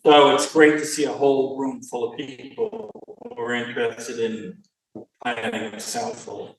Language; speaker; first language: English; native; English